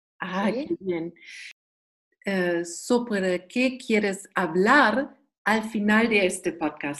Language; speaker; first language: Spanish; non-native, learner; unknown